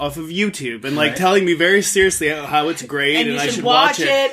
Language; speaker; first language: English; native; English